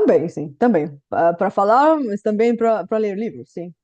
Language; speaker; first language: Portuguese; non-native, fluent; Bulgarian